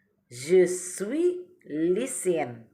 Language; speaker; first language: French; non-native, learner; Indonesian